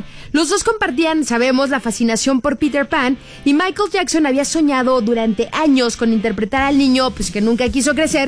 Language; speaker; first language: Spanish; native; Spanish